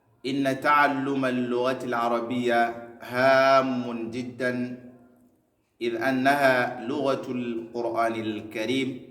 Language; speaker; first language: Arabic; non-native, fluent; Hausa